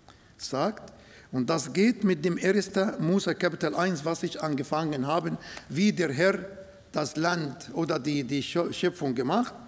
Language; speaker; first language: German; non-native, fluent; Arabic